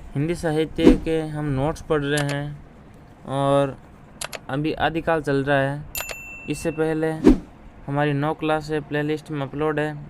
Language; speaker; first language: Hindi; native; Hindi